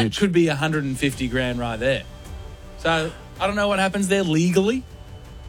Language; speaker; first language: English; native; English